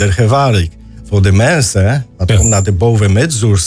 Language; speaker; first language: Dutch; non-native, learner; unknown